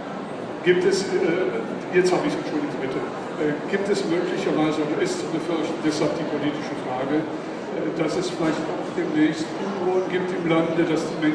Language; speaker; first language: German; native; German